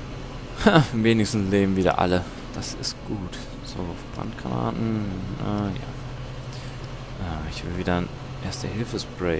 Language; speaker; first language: German; native; German